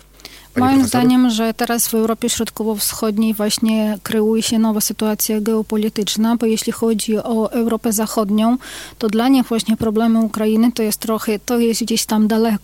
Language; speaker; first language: Polish; non-native, fluent; Ukrainian